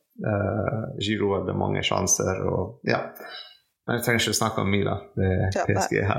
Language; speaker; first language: Norwegian; non-native, fluent; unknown